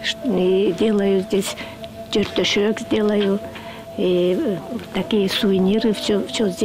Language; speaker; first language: Russian; non-native, learner; Kyrgyz